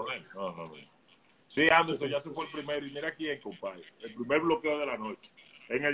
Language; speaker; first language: Spanish; native; Spanish